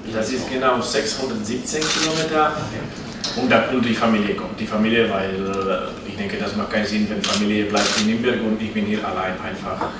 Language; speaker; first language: German; non-native, fluent; Slovak